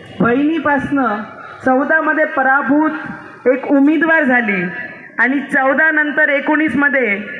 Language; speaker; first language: Marathi; non-native, local second language; Hindi